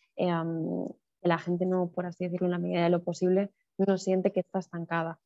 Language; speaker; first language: Spanish; native; Spanish